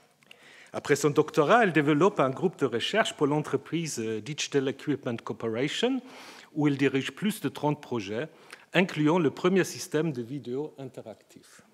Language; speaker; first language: French; native; French